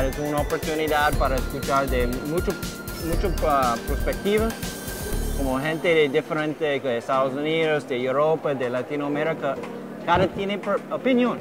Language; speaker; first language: Spanish; non-native, learner; English